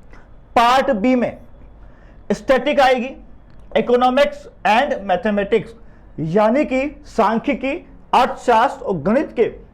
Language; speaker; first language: Hindi; native; Hindi